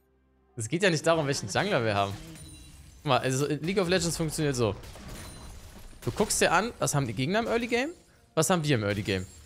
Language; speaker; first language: German; native; German